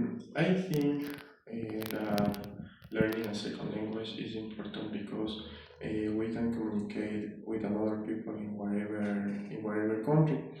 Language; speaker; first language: English; non-native, learner; Spanish